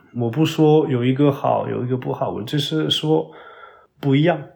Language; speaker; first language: Chinese; non-native, learner; French